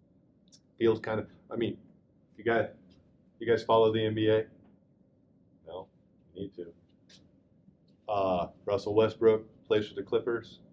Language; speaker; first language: English; native; English